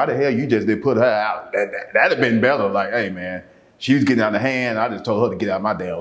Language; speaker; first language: English; native; English